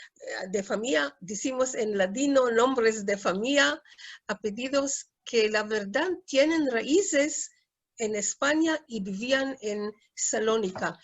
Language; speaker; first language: Spanish; early bilingual, heritage; Spanish